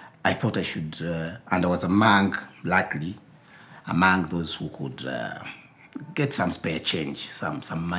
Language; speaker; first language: English; non-native, local second language; Ganda